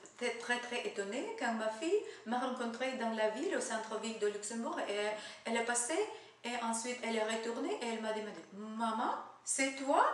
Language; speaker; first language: French; non-native, learner; Russian